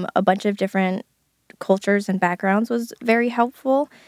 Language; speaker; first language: English; native; English